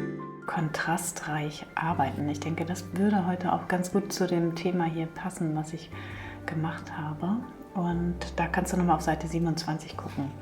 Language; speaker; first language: German; native; German